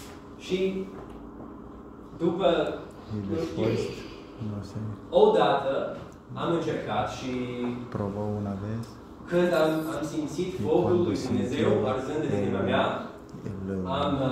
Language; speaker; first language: Romanian; non-native, learner; English